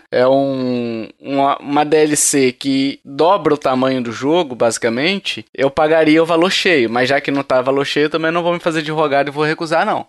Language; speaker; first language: Portuguese; native; Portuguese